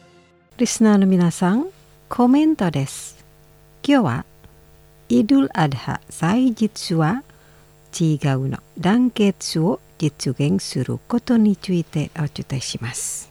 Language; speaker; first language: Japanese; non-native, fluent; Indonesian